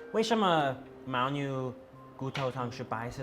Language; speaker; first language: Chinese; non-native, learner; English